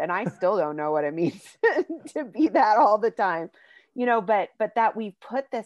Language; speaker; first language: English; native; English